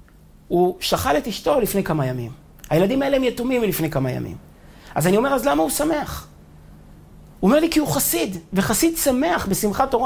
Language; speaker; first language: Hebrew; native; Hebrew